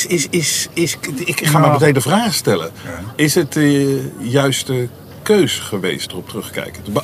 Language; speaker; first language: Dutch; native; Dutch